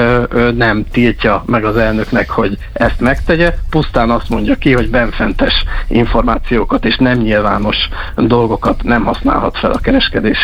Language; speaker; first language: Hungarian; native; Hungarian